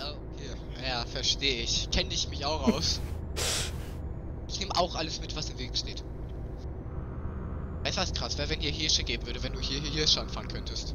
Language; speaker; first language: German; native; German